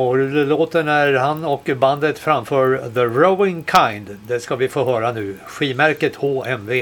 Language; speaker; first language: Swedish; native; Swedish